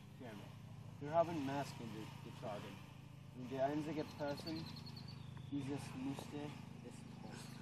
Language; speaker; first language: German; non-native, learner; English